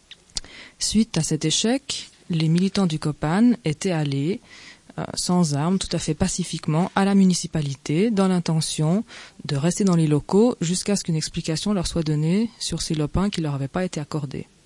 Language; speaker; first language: French; native; French